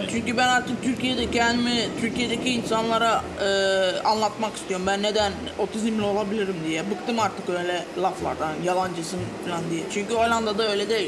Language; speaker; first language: Turkish; early bilingual, heritage; Turkish